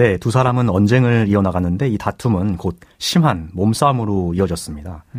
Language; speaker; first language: Korean; native; Korean